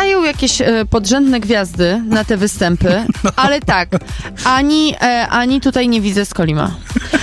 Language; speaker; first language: Polish; native; Polish